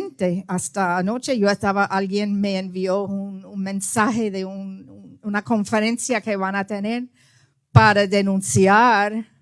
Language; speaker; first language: Spanish; early bilingual, heritage; Spanish